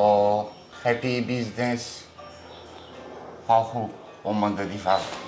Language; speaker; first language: Chinese; non-native, learner; Russian